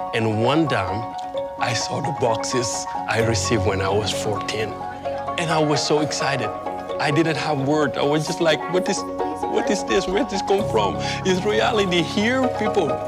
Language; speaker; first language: English; early bilingual, other home language; Wolof